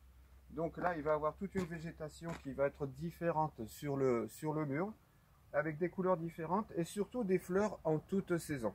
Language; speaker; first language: French; native; French